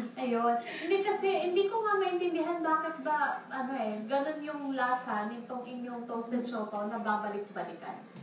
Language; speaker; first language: Filipino; native; Filipino